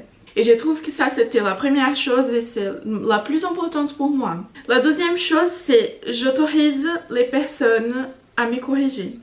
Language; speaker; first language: French; non-native, fluent; Portuguese